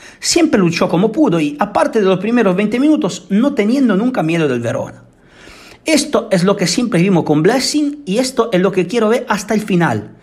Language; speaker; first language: Spanish; non-native, fluent; Italian